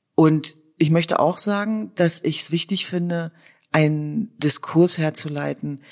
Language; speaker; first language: German; native; German